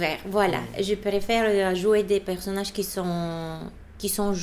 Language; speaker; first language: French; non-native, fluent; Bulgarian